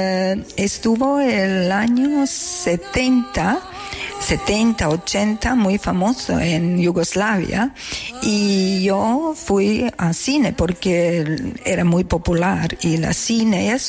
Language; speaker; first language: Spanish; non-native, fluent; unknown